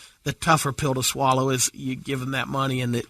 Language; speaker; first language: English; native; English